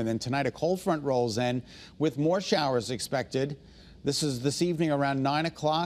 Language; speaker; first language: English; native; English